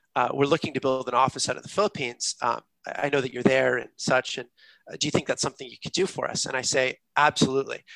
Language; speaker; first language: English; native; English